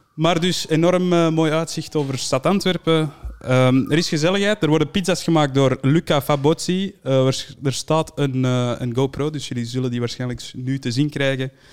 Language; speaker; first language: Dutch; native; Dutch